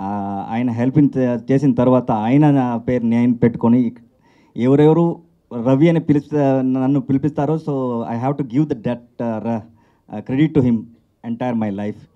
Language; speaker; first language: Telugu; non-native, learner; Kannada